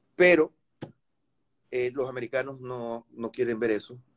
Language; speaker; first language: Spanish; native; Spanish